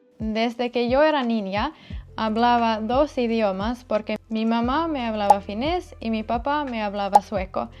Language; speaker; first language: Spanish; non-native, fluent; Finnish